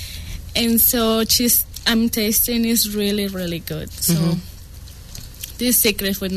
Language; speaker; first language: English; non-native, learner; Spanish